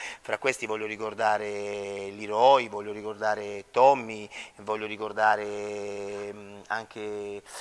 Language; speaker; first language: Italian; native; Italian